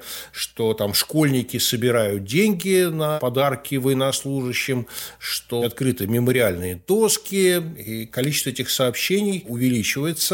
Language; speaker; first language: Russian; native; Russian